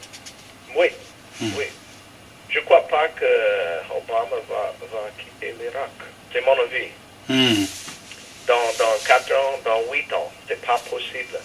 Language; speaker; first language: French; non-native, fluent; English